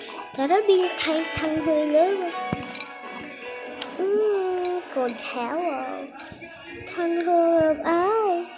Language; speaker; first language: Filipino; non-native, local second language; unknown